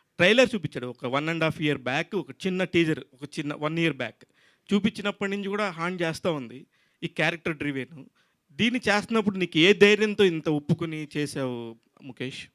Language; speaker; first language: Telugu; native; Telugu